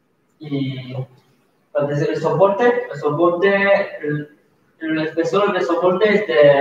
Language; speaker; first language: Spanish; non-native, learner; Chinese